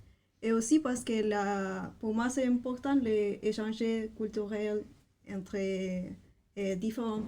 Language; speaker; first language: French; non-native, fluent; Spanish